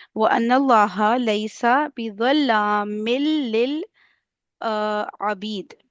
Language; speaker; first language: Urdu; native; Urdu